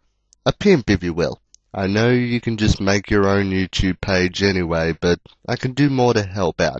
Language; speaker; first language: English; native; English